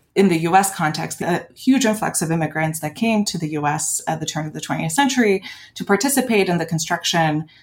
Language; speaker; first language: English; early bilingual, other home language; Lithuanian